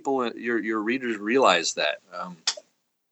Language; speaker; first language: English; native; English